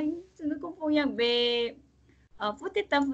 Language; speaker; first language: French; non-native, learner; Korean